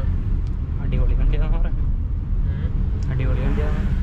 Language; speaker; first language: Malayalam; native; Malayalam